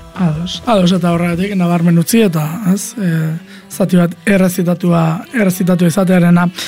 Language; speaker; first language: Basque; native; Basque